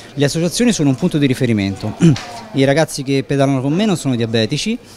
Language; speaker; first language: Italian; native; Italian